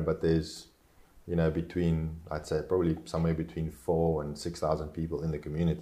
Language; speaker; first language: English; non-native, local second language; Afrikaans